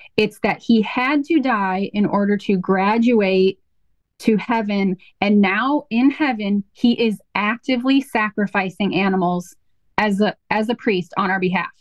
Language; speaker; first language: English; native; English